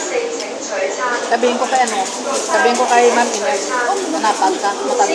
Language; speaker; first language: Filipino; non-native, local second language; Hiligaynon